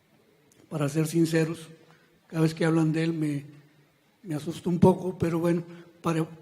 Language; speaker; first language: Spanish; native; Spanish